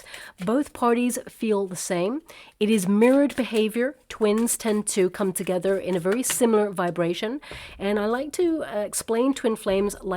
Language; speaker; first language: English; native; English